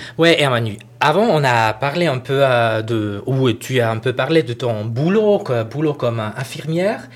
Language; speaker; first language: French; non-native, local second language; Swiss German